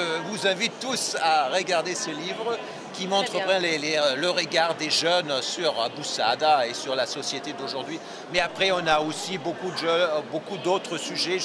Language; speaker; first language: French; non-native, fluent; German